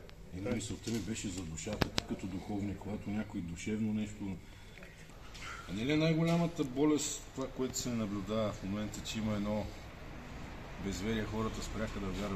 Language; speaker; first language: Bulgarian; native; Bulgarian